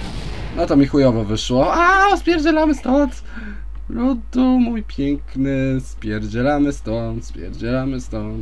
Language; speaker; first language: Polish; native; Polish